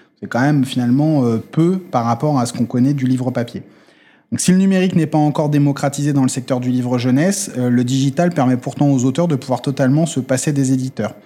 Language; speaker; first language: French; native; French